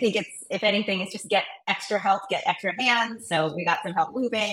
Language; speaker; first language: English; early bilingual, other home language; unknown